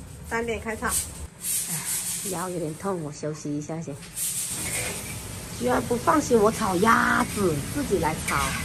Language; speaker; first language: Chinese; native; Chinese